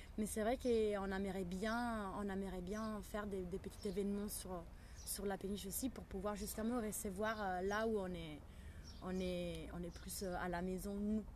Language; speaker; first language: French; non-native, fluent; Italian